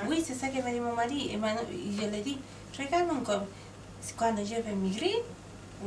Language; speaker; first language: French; non-native, learner; Spanish